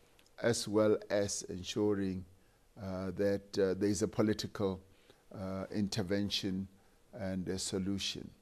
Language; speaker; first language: English; non-native, local second language; Venda